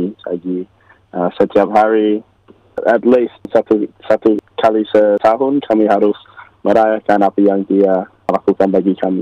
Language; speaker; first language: Indonesian; non-native, learner; English